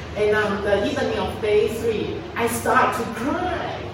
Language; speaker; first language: English; non-native, fluent; Chinese